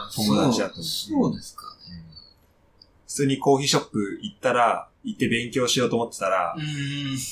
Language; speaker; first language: Japanese; non-native, fluent; French